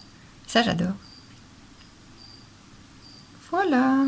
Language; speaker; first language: French; native; French